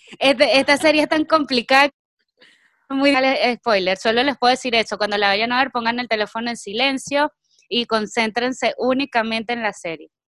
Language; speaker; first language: Spanish; native; Spanish